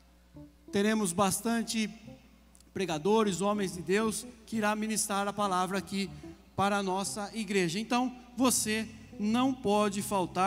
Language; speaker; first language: Portuguese; native; Portuguese